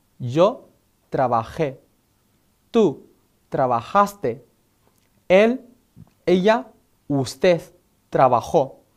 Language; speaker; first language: Spanish; non-native, fluent; Chinese